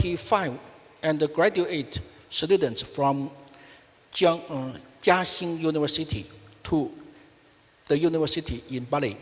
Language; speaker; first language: English; non-native, fluent; Chinese